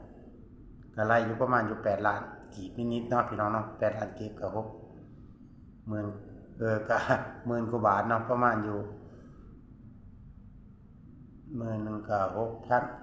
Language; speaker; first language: Thai; non-native, local second language; Northeastern Thai